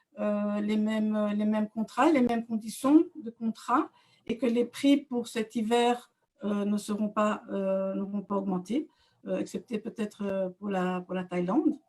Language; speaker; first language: French; native; French